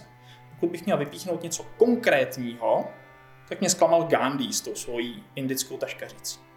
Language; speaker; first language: Czech; native; Czech